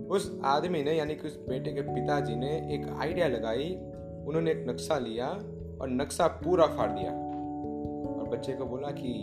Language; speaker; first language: Hindi; non-native, local second language; Gujarati